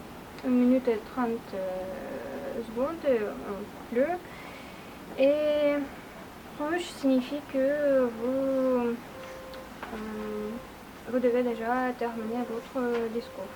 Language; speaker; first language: French; non-native, learner; Russian